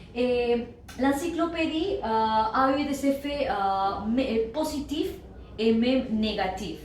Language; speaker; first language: French; non-native, learner; Spanish